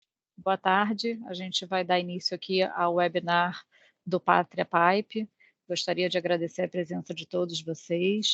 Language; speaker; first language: Portuguese; native; Portuguese